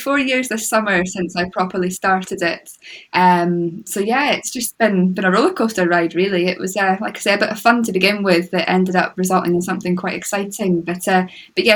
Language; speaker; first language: English; native; English